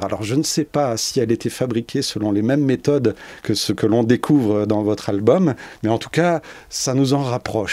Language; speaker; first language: French; native; French